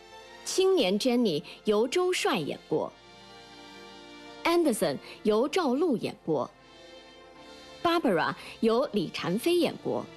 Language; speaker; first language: Chinese; native; Chinese